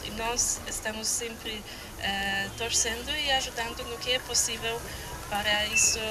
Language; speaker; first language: Portuguese; non-native, fluent; Polish